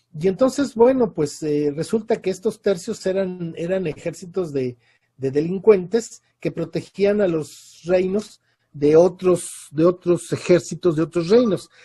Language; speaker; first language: Spanish; native; Spanish